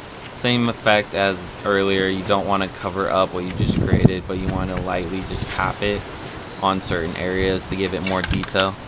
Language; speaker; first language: English; native; English